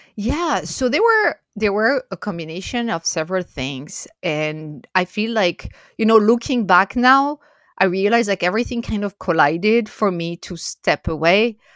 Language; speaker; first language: English; non-native, fluent; French